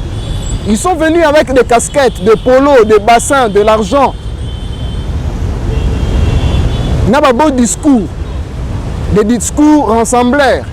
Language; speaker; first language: French; non-native, local second language; Lingala